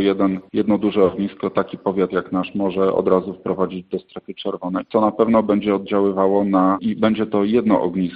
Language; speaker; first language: Polish; native; Polish